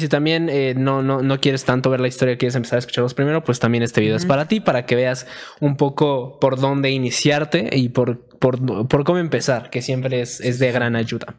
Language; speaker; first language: Spanish; native; Spanish